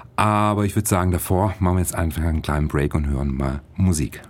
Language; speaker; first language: German; native; German